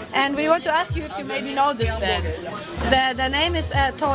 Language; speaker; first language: English; non-native, learner; German